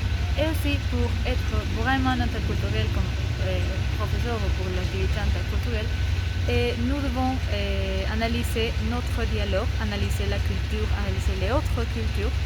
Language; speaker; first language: French; non-native, learner; Spanish